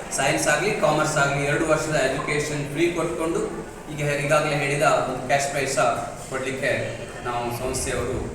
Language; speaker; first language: Kannada; native; Kannada